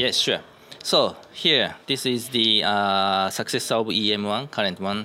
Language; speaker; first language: English; non-native, learner; Japanese